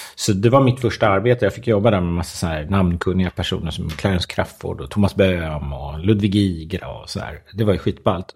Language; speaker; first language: Swedish; native; Swedish